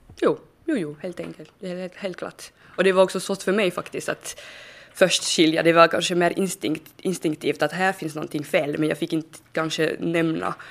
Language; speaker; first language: Swedish; non-native, fluent; French